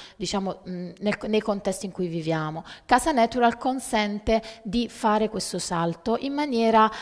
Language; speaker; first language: Italian; native; Italian